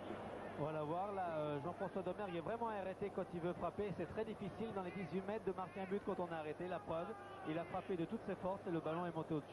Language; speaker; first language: French; native; French